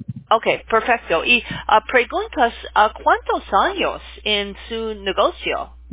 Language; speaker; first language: Spanish; non-native, learner; English